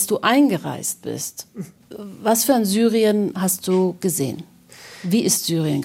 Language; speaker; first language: German; native; German